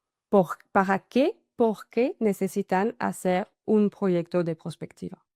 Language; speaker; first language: Spanish; non-native, fluent; French